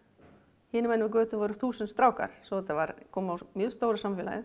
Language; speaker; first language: Icelandic; non-native, fluent; Afrikaans